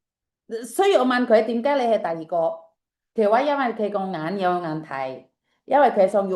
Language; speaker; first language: Chinese; non-native, fluent; Indonesian